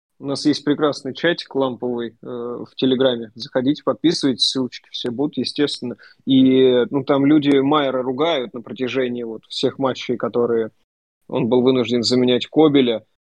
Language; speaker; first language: Russian; native; Russian